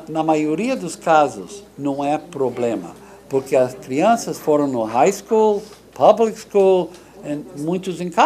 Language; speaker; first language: Portuguese; non-native, fluent; English